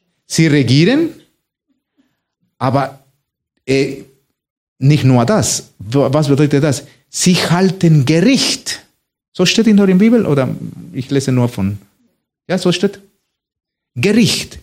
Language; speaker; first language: German; non-native, fluent; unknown